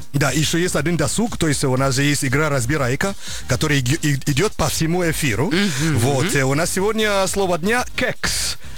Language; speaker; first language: Russian; non-native, fluent; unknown